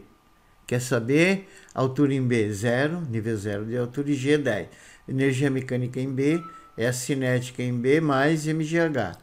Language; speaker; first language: Portuguese; native; Portuguese